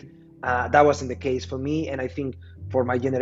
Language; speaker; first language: English; non-native, fluent; Spanish